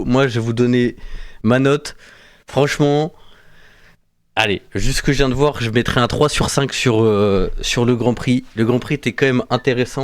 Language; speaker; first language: French; native; French